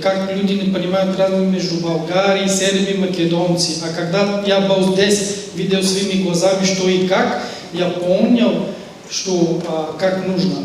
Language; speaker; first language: Russian; non-native, learner; Bulgarian